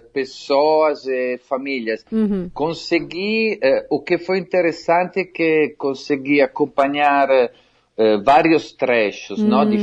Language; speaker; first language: Portuguese; non-native, fluent; Italian